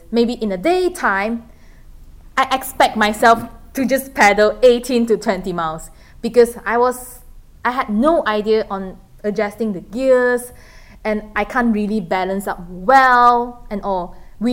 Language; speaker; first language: English; non-native, local second language; Chinese